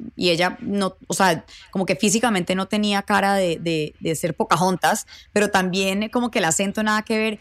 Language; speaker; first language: Spanish; native; Spanish